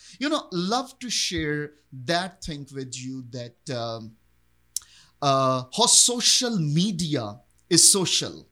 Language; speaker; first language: English; non-native, local second language; Urdu